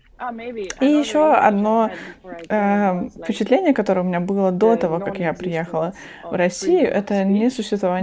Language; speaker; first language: Russian; non-native, fluent; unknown